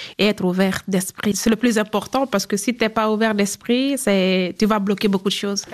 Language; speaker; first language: French; non-native, fluent; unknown